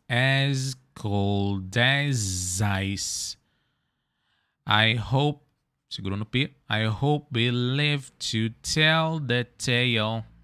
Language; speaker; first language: English; non-native, fluent; Portuguese